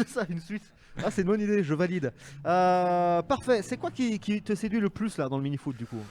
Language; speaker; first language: French; native; French